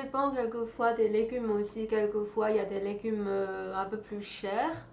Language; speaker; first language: French; non-native, fluent; Chinese